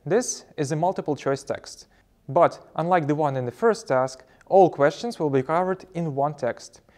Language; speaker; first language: English; non-native, fluent; Ukrainian